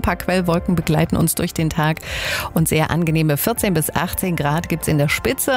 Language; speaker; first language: German; native; German